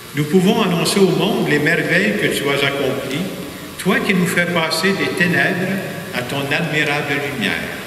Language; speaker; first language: French; native; French